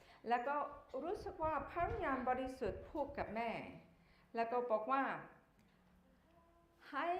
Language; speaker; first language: Thai; non-native, fluent; English